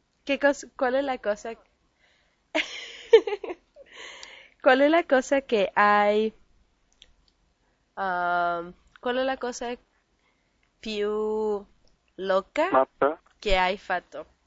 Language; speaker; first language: Italian; non-native, learner; Spanish